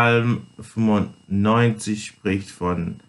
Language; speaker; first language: German; non-native, fluent; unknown